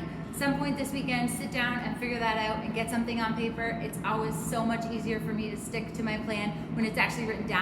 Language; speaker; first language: English; native; English